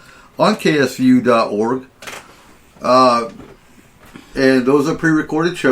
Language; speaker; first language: English; native; English